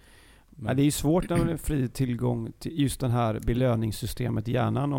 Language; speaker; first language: Swedish; native; Swedish